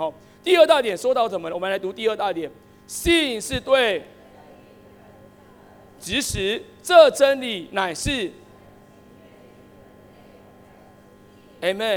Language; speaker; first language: Chinese; native; Chinese